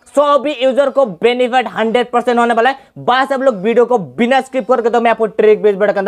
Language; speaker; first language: Hindi; native; Hindi